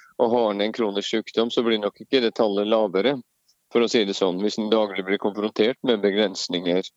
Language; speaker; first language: Norwegian; native; Norwegian